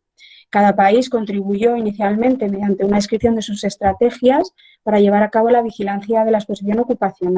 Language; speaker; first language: Spanish; native; Spanish